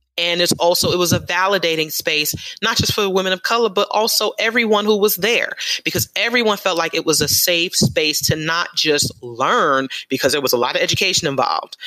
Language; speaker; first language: English; native; English